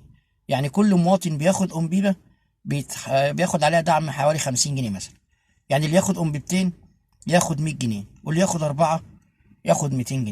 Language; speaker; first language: Arabic; native; Arabic